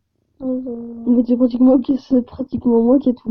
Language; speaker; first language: French; native; French